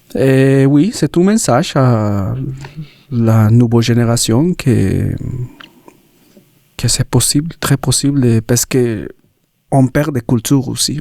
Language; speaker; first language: French; non-native, learner; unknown